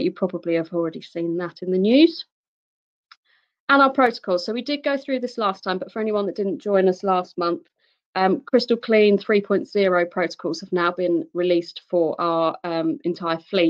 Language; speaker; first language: English; native; English